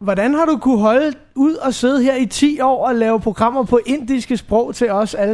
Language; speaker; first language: Danish; native; Danish